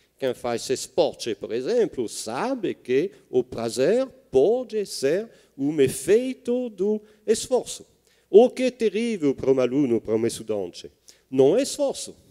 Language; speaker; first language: Portuguese; non-native, fluent; French